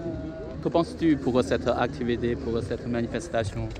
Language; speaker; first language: French; non-native, learner; Chinese